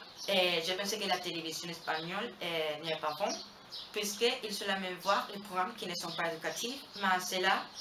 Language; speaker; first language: French; non-native, learner; Spanish